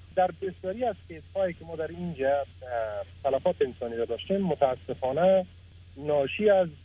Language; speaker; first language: Persian; native; Persian